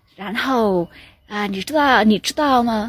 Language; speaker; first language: Chinese; non-native, learner; Vietnamese